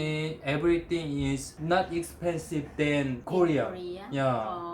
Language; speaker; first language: English; non-native, learner; Korean